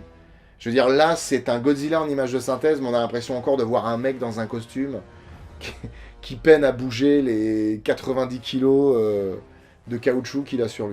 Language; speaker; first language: French; native; French